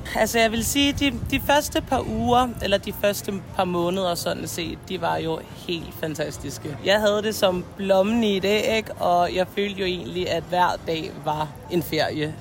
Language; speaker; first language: Danish; native; Danish